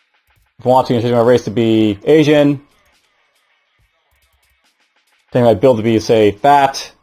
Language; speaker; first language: English; native; English